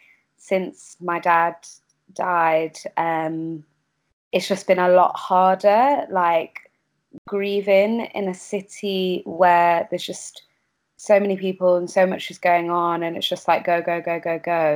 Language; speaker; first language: English; native; English